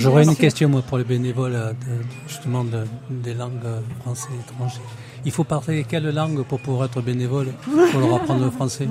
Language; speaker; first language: French; native; French